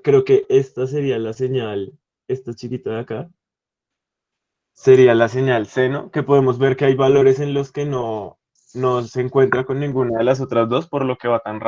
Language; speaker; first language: Spanish; native; Spanish